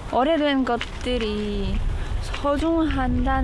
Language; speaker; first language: Korean; non-native, learner; Polish